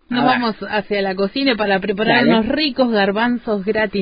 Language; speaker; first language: Spanish; native; Spanish